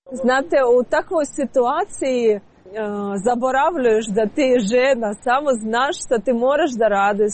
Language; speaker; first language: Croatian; non-native, learner; Ukrainian